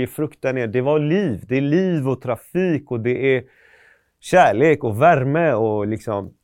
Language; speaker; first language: Swedish; early bilingual, other home language; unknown